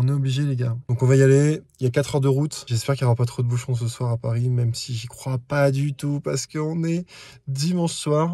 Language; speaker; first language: French; native; French